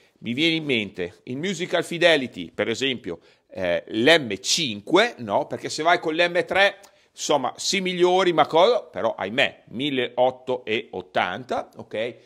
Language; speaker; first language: Italian; native; Italian